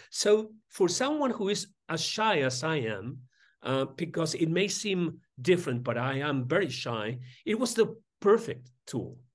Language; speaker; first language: English; non-native, fluent; Spanish